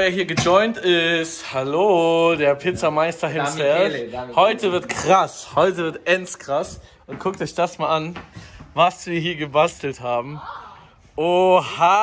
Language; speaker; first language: German; native; German